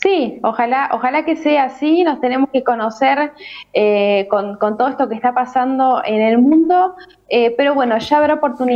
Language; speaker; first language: Spanish; native; Spanish